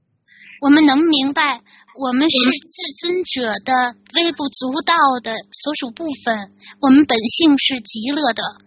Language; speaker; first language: Chinese; native; Chinese